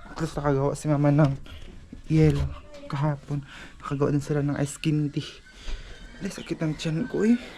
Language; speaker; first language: Filipino; non-native, local second language; Cebuano